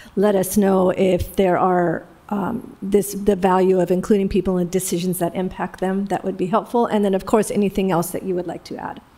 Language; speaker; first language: English; native; English